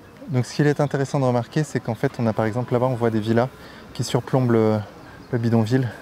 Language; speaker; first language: French; native; French